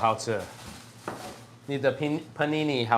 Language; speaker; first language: Chinese; non-native, learner; English